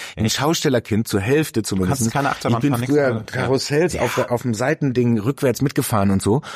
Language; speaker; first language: German; native; German